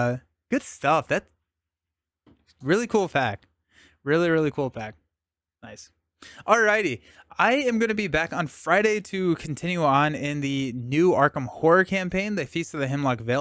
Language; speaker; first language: English; native; English